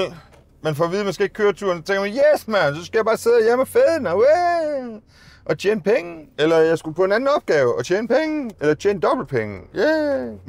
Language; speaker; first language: Danish; native; Danish